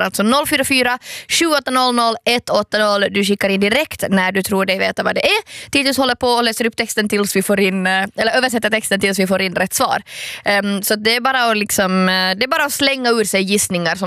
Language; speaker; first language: Swedish; native; Swedish